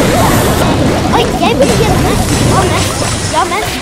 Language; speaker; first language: Norwegian; early bilingual, other home language; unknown